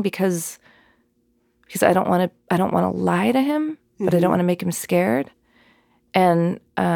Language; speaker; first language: English; native; English